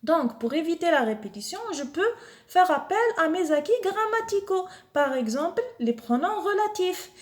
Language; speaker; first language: French; non-native, local second language; Arabic